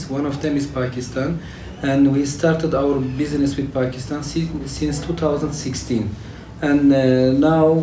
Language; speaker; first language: English; non-native, fluent; Turkish